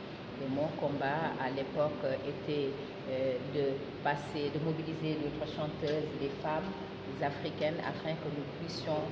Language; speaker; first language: French; non-native, local second language; Wolof